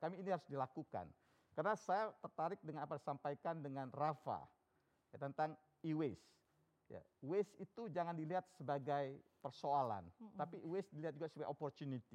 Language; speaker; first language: Indonesian; native; Indonesian